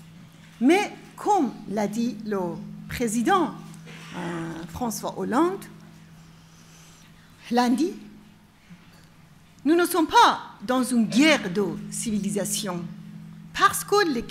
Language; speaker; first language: French; non-native, fluent; Persian